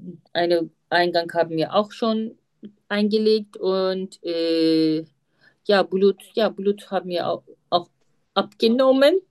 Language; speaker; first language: German; non-native, fluent; Turkish